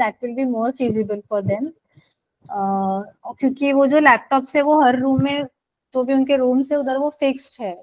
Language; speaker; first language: Hindi; non-native, local second language; Marathi